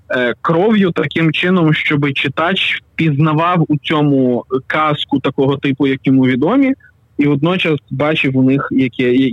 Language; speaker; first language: Ukrainian; native; Ukrainian